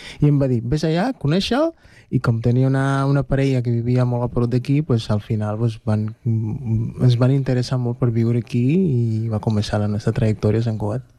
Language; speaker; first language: Catalan; non-native, fluent; Spanish